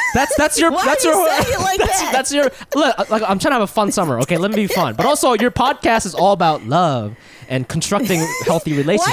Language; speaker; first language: English; early bilingual, other home language; Japanese